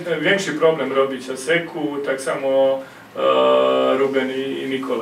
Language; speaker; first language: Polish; non-native, learner; Croatian